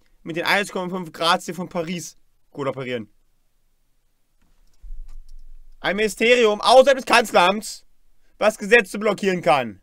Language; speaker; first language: German; native; German